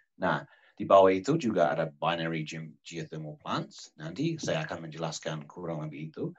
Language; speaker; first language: Indonesian; non-native, fluent; English